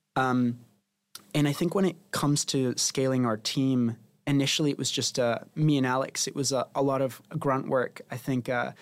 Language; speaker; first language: English; non-native, fluent; Spanish